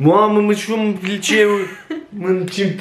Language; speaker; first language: Albanian; non-native, learner; Turkish